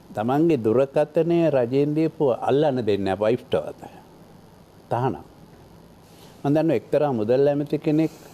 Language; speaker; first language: Sinhala; native; Sinhala